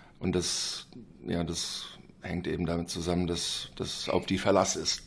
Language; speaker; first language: German; non-native, fluent; English